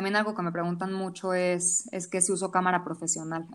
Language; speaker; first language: Spanish; native; Spanish